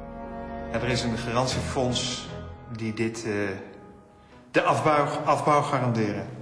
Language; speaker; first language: Dutch; native; Dutch